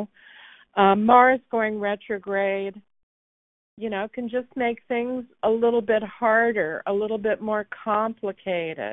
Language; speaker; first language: English; native; English